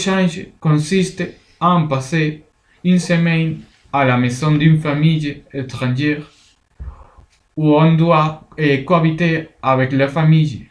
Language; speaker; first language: French; non-native, learner; Spanish